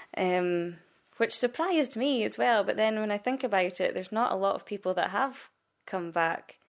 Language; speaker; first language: English; native; English